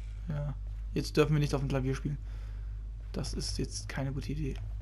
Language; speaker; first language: German; native; German